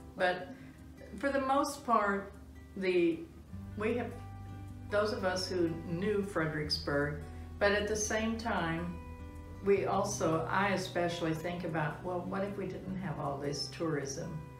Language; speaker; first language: English; early bilingual, other home language; German